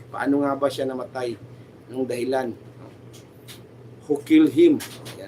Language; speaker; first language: Filipino; native; Filipino